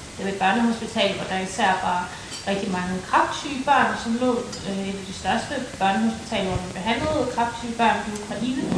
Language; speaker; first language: Danish; early bilingual, other home language; Ukrainian